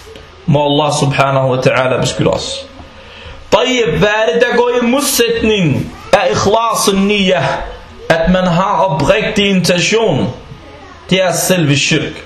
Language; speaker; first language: Danish; non-native, fluent; Arabic